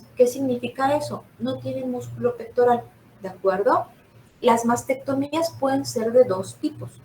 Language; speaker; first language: Spanish; native; Spanish